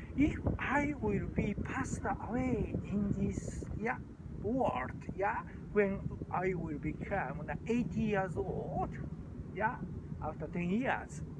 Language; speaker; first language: English; non-native, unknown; Japanese